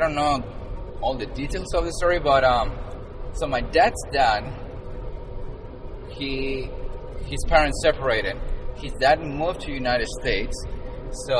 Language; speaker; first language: English; non-native, fluent; Spanish